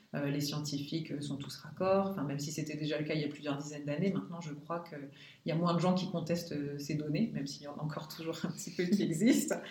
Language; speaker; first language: French; native; French